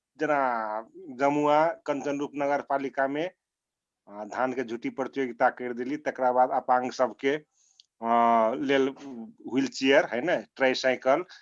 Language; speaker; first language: Maithili; non-native, local second language; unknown